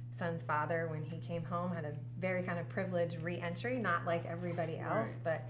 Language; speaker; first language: English; native; English